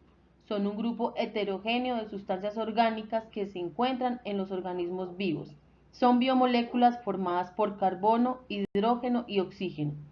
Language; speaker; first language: Spanish; native; Spanish